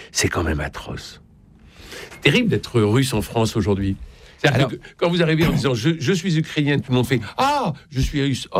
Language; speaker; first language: French; native; French